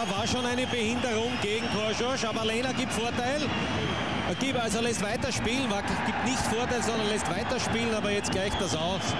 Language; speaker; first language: German; native; German